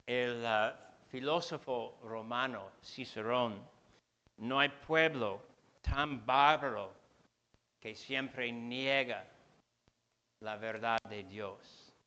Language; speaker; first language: Spanish; non-native, fluent; English